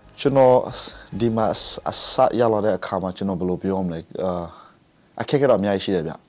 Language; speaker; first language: Burmese; non-native, local second language; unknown